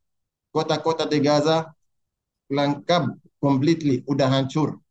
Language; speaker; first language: Indonesian; non-native, learner; Arabic